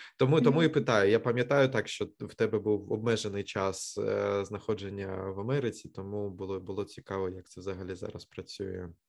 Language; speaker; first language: Ukrainian; native; Ukrainian